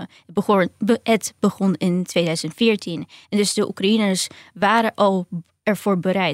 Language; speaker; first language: Dutch; early bilingual, other home language; Ukrainian